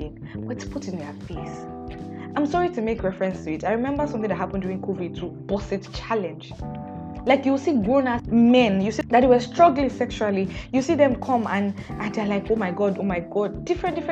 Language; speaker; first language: English; non-native, local second language; Yoruba